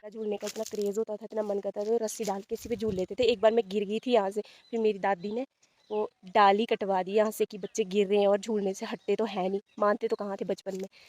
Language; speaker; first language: Hindi; native; Hindi